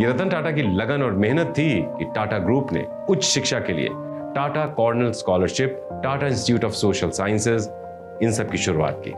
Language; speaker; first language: Hindi; native; Hindi